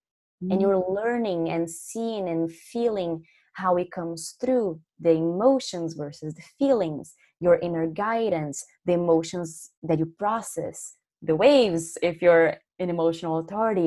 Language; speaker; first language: English; non-native, fluent; Portuguese